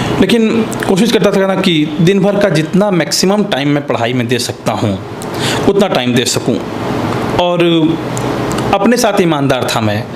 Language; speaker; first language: Hindi; native; Hindi